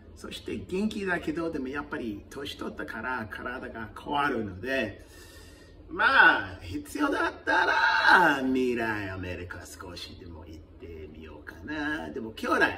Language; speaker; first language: Japanese; non-native, fluent; English